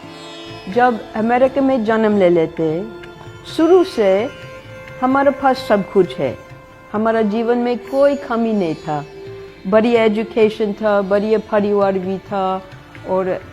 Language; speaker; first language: Hindi; non-native, fluent; English